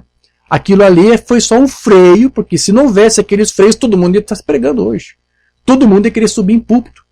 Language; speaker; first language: Portuguese; native; Portuguese